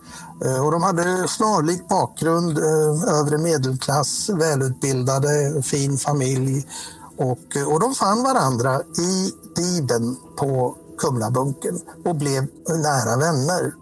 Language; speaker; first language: Swedish; native; Swedish